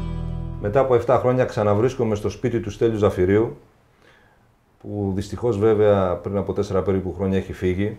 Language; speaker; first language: Greek; native; Greek